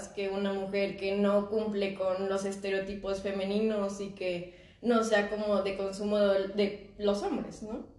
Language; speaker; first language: Spanish; native; Spanish